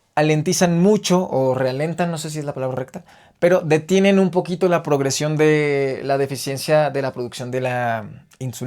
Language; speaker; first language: Spanish; native; Spanish